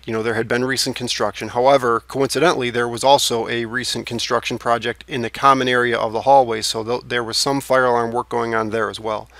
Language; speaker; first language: English; native; English